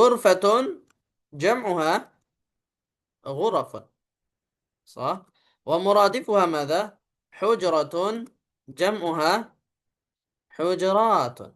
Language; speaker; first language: Arabic; non-native, fluent; Indonesian